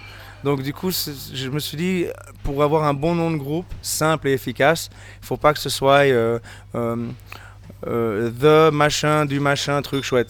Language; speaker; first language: French; native; French